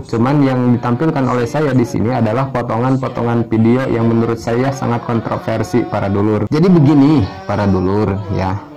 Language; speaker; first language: Indonesian; non-native, local second language; Sundanese